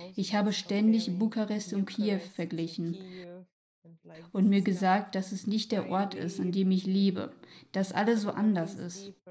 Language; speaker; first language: German; non-native, fluent; Ukrainian